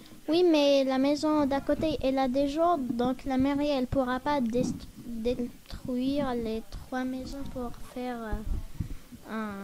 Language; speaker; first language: French; early bilingual, other home language; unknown